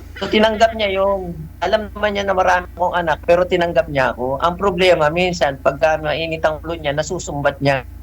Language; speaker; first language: Filipino; native; Filipino